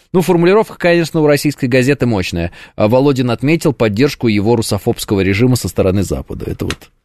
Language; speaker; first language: Russian; native; Russian